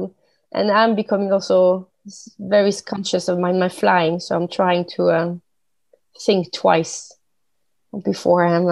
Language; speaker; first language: English; non-native, fluent; French